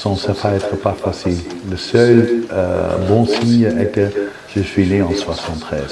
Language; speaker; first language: French; non-native, fluent; Dutch